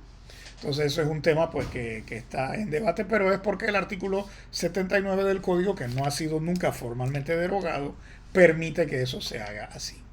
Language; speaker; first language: Spanish; native; Spanish